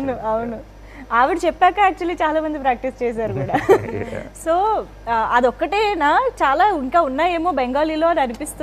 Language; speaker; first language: Telugu; native; Telugu